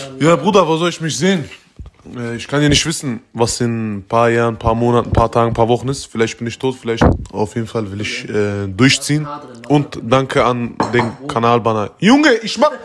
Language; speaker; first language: German; native; German